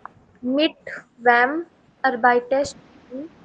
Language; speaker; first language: German; non-native, learner; Hindi